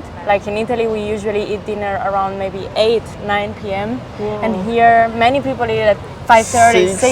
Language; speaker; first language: English; non-native, fluent; Italian